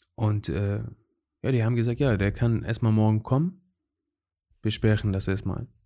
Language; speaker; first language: German; non-native, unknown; Persian